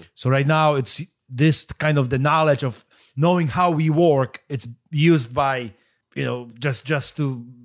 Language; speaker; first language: English; non-native, fluent; Polish